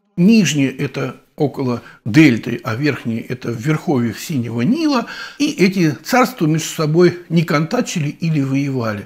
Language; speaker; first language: Russian; native; Russian